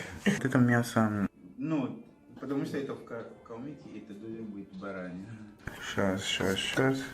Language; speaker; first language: Russian; non-native, fluent; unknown